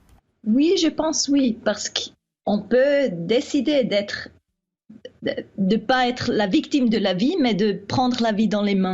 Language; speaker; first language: French; non-native, fluent; Swiss German